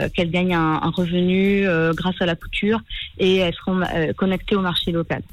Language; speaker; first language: French; early bilingual, other home language; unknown